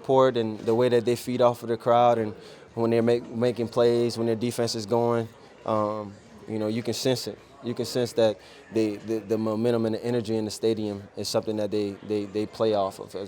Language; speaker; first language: English; native; English